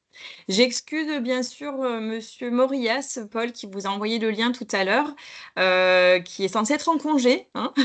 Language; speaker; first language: French; native; French